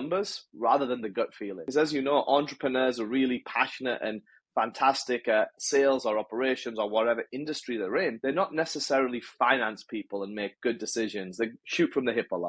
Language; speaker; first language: English; native; English